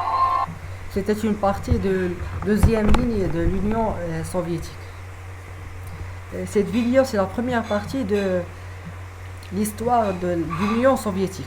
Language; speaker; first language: French; non-native, learner; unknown